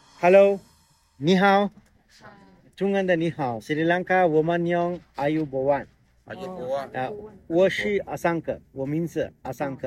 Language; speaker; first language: Chinese; non-native, learner; Sinhala